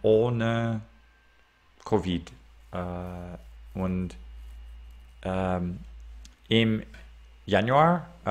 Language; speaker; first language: German; non-native, learner; English